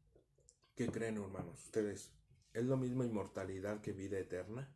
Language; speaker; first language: Spanish; native; Spanish